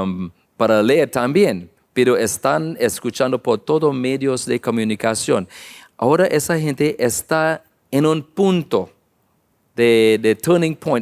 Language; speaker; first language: Spanish; non-native, learner; English